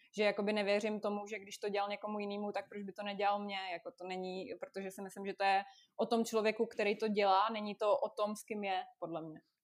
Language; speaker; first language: Czech; non-native, fluent; Russian